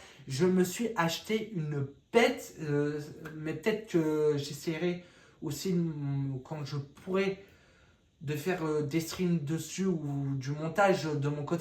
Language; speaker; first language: French; native; French